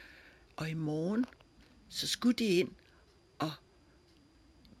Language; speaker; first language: Danish; native; Danish